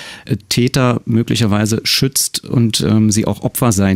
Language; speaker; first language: German; native; German